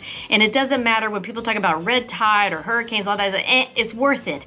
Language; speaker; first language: English; native; English